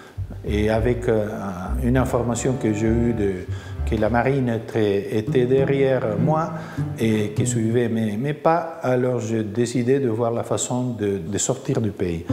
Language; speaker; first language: French; non-native, fluent; Spanish